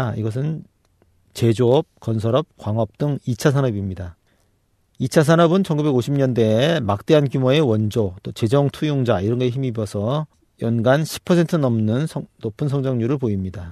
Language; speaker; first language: Korean; native; Korean